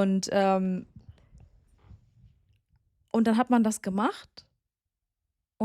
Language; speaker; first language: German; native; German